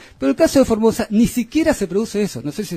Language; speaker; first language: Spanish; native; Spanish